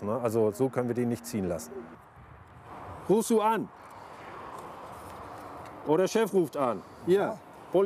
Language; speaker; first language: German; native; German